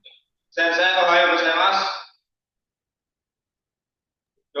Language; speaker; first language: Japanese; non-native, learner; Indonesian